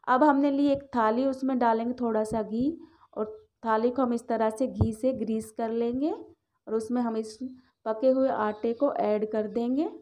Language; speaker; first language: Hindi; native; Hindi